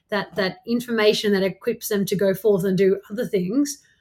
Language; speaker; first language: English; native; English